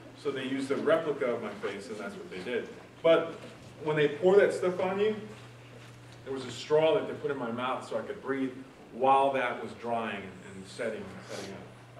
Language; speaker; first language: English; early bilingual, other home language; Spanish